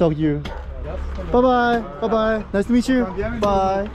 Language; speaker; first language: English; non-native, learner; Korean